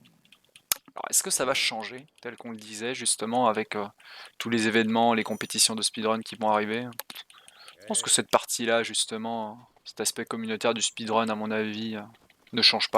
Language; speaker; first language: French; native; French